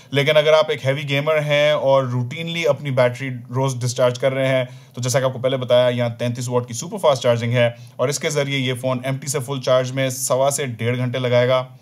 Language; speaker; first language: Urdu; native; Urdu